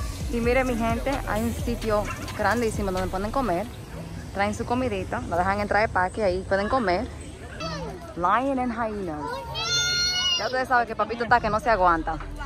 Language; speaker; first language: Spanish; early bilingual, heritage; Spanish